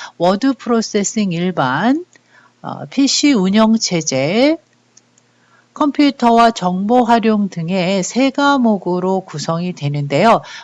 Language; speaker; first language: Korean; native; Korean